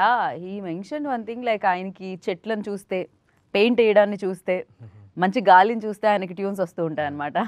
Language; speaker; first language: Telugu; native; Telugu